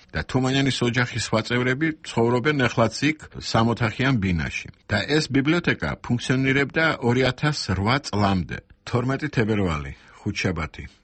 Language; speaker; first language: Georgian; non-native, local second language; Armenian